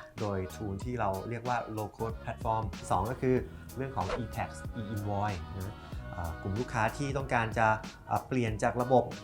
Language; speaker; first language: Thai; native; Thai